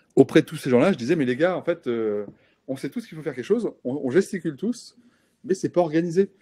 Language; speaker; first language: French; native; French